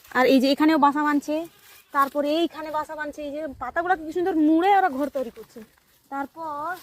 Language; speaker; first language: Bangla; non-native, local second language; Santali